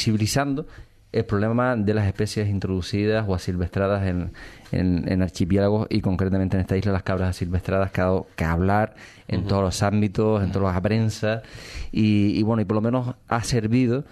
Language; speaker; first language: Spanish; native; Spanish